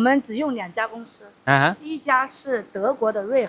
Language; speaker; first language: Chinese; native; Chinese